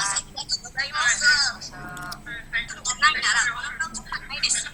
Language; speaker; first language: Japanese; non-native, learner; Indonesian